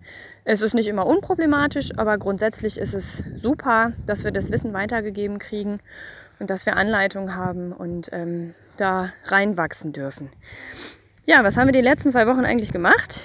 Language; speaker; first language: German; native; German